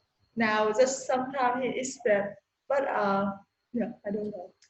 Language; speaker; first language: English; non-native, learner; Vietnamese